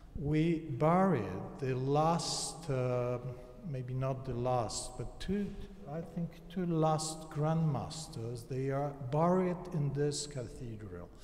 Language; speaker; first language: English; non-native, fluent; Polish